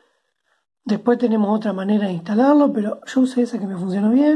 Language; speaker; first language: Spanish; native; Spanish